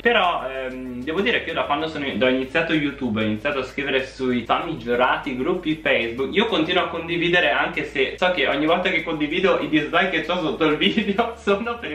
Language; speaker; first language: Italian; native; Italian